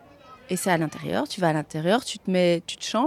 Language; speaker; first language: French; native; French